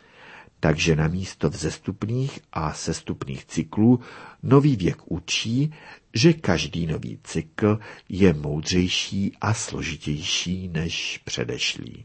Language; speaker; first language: Czech; native; Czech